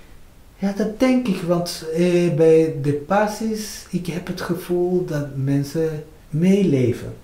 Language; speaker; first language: Dutch; non-native, fluent; Spanish